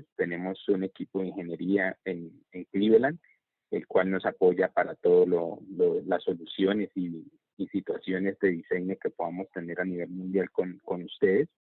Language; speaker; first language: Spanish; native; Spanish